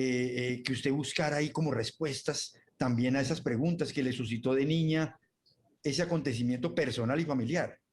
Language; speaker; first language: Spanish; native; Spanish